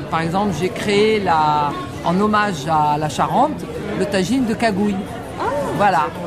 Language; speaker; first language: French; non-native, local second language; Arabic